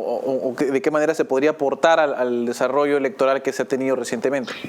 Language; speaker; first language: Spanish; native; Spanish